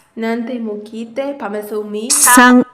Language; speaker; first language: Japanese; non-native, fluent; Burmese